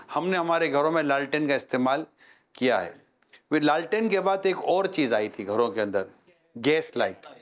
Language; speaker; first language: Urdu; native; Urdu